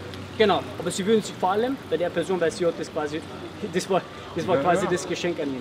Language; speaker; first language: German; early bilingual, other home language; Bosnian